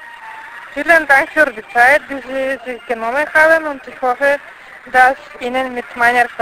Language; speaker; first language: German; non-native, learner; Bulgarian